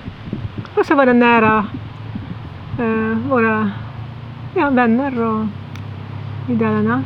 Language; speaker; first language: Swedish; non-native, fluent; Dutch